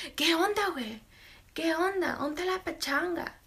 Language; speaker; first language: Spanish; early bilingual, heritage; Spanish